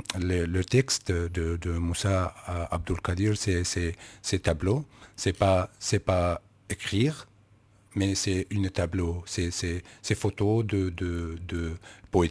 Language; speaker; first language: French; non-native, learner; Kurdish